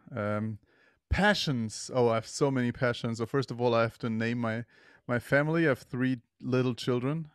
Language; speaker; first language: English; non-native, fluent; German